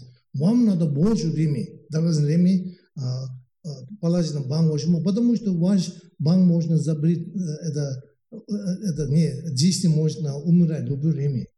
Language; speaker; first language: Russian; non-native, learner; Tibetan